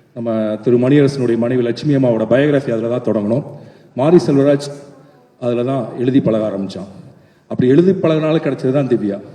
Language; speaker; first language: Tamil; native; Tamil